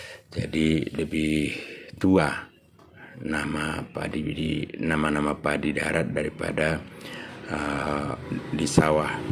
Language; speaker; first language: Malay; non-native, local second language; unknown